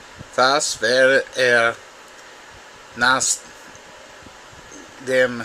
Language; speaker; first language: German; non-native, learner; English